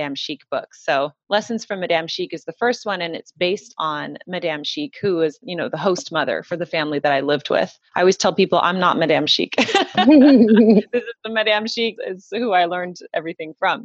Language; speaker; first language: English; native; English